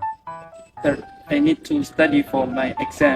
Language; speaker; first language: English; non-native, fluent; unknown